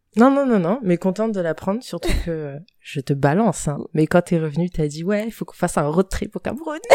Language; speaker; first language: French; early bilingual, other home language; Upper Guinea Crioulo